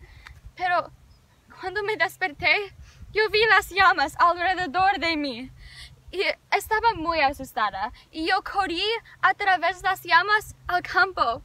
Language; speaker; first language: Spanish; non-native, learner; English